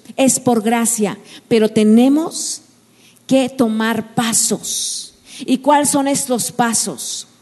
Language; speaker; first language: Spanish; native; Spanish